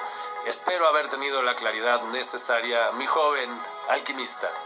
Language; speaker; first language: Spanish; native; Spanish